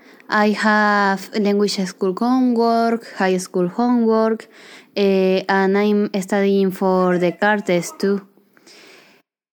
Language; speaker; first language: English; non-native, learner; Spanish